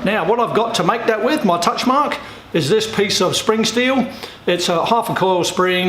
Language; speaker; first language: English; native; English